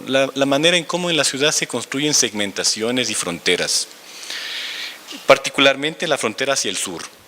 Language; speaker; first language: Spanish; native; Spanish